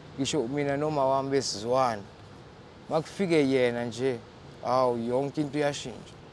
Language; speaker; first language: Zulu; native; Zulu